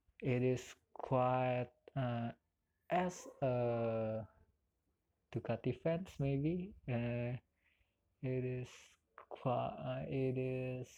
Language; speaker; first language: English; non-native, learner; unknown